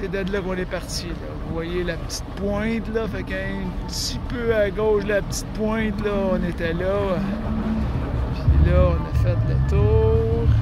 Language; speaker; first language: French; native; French